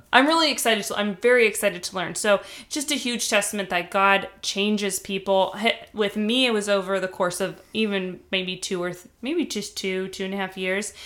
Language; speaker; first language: English; native; English